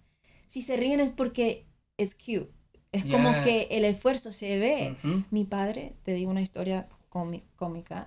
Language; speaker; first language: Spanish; early bilingual, other home language; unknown